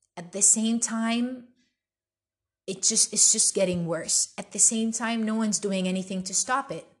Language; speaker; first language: English; early bilingual, other home language; Arabic